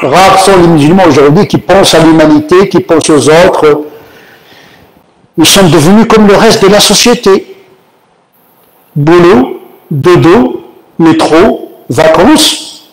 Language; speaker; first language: French; native; French